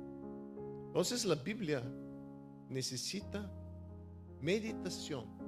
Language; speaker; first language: Spanish; non-native, fluent; Bulgarian